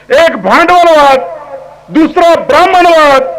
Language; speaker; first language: Hindi; non-native, local second language; Marathi